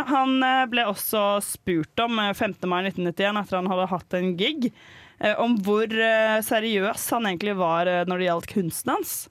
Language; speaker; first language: Norwegian; native; Norwegian